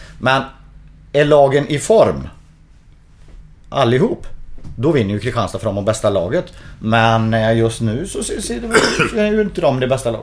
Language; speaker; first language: Swedish; native; Swedish